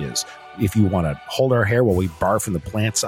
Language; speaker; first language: English; native; English